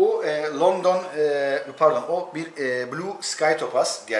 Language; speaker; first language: Turkish; native; Turkish